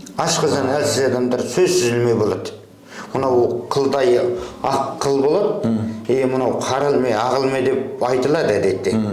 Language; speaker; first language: Kazakh; early bilingual, heritage; Kazakh